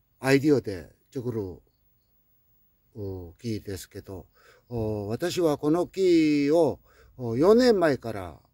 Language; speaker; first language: Japanese; non-native, learner; Korean